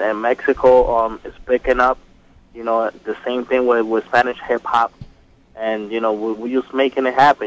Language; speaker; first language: English; early bilingual, other home language; Spanish